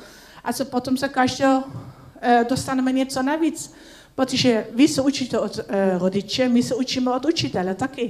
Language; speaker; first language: Czech; non-native, learner; Dutch